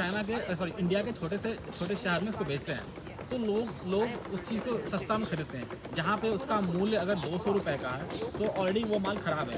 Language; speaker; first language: Hindi; native; Hindi